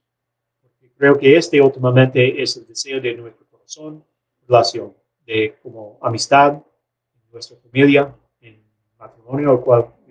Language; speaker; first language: Spanish; non-native, learner; English